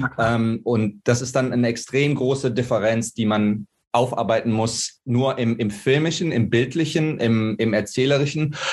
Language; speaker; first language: German; native; German